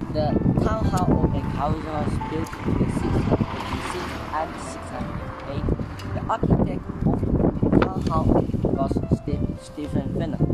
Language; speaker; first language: English; non-native, fluent; Chinese